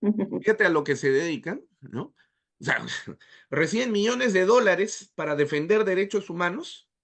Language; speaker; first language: Spanish; native; Spanish